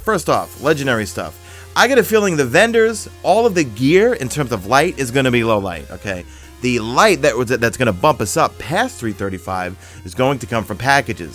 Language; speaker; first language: English; native; English